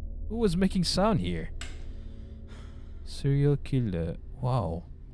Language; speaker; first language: English; non-native, local second language; Malay